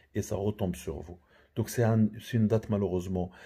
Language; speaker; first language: French; non-native, local second language; Arabic